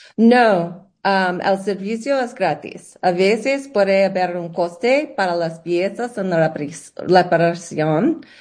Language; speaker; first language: Spanish; non-native, learner; English